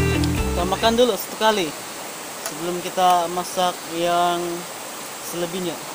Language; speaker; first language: Malay; native; Malay